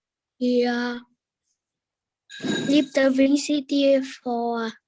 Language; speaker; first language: English; non-native, learner; Vietnamese